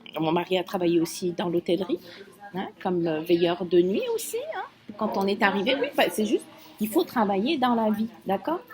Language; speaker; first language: French; non-native, local second language; Kabyle